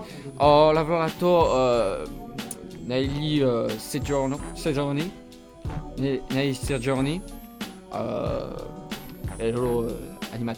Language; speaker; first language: Italian; non-native, learner; French